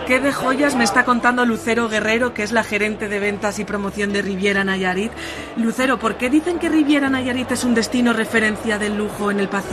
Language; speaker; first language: Spanish; native; Spanish